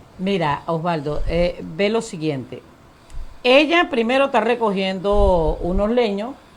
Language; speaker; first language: Spanish; native; Spanish